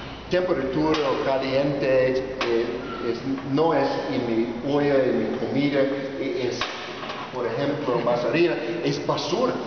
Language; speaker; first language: Spanish; non-native, learner; English